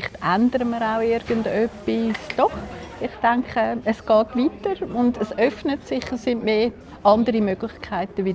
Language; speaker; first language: German; native; German